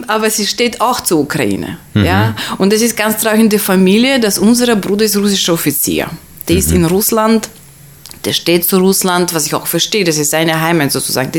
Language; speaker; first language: German; non-native, fluent; Russian